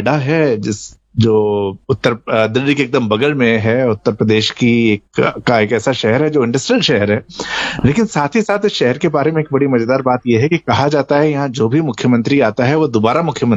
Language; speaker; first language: Hindi; native; Hindi